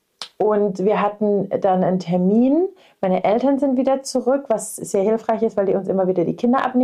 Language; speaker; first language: German; native; German